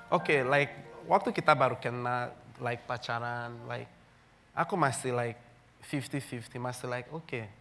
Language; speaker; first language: Indonesian; non-native, fluent; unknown